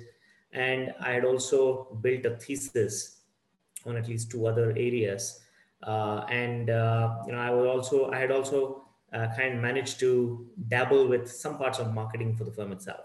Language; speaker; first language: English; non-native, local second language; Kannada